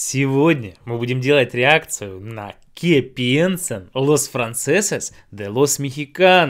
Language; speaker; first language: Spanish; non-native, fluent; Russian